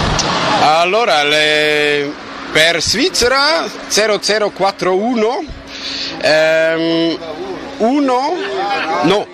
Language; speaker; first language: Italian; non-native, learner; German